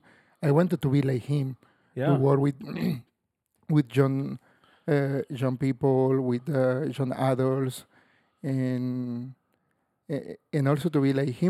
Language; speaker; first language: English; non-native, learner; Spanish